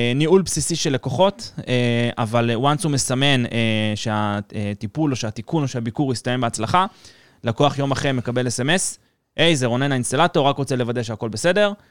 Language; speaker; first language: Hebrew; native; Hebrew